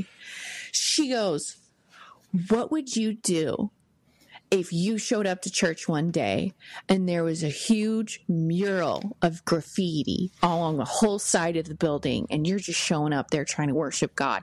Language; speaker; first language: English; native; English